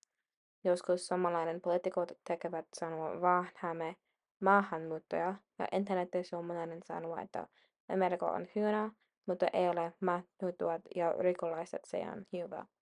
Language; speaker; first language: Finnish; non-native, learner; English